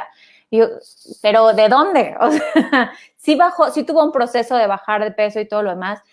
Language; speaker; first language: Spanish; native; Spanish